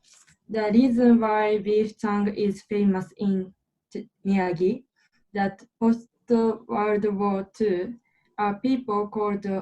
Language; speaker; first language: English; non-native, learner; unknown